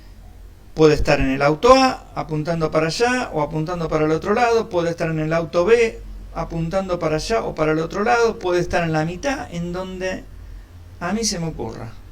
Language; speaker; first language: Spanish; native; Spanish